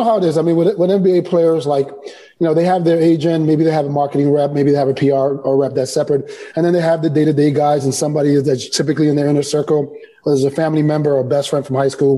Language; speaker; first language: English; early bilingual, other home language; Spanish